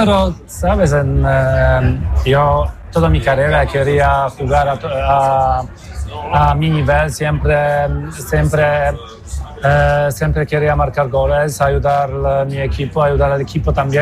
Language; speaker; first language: Spanish; non-native, fluent; Polish